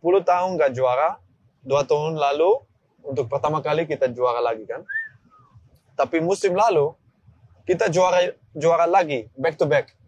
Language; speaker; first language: Indonesian; non-native, learner; Dutch